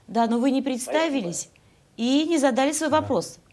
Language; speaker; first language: Russian; native; Russian